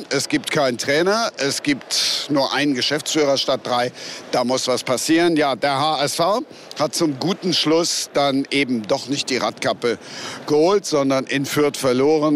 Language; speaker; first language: German; native; German